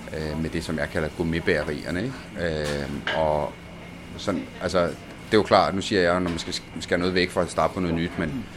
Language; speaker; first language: Danish; early bilingual, other home language; Italian